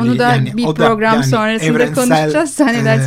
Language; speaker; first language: Turkish; native; Turkish